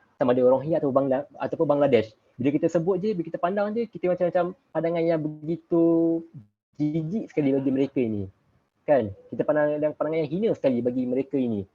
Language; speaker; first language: Malay; native; Malay